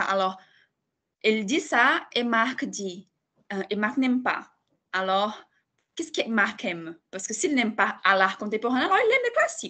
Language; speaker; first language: French; non-native, fluent; Portuguese